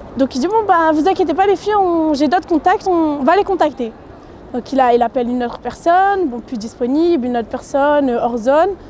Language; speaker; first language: French; early bilingual, other home language; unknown